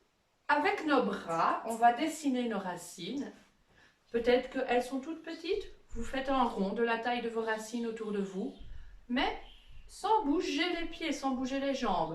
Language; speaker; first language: French; native; French